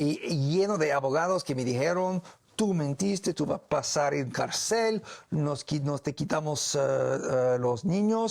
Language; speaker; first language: Spanish; non-native, learner; English